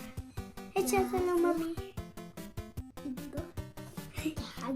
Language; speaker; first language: Spanish; native; Spanish